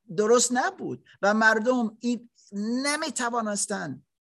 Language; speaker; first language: Persian; non-native, learner; German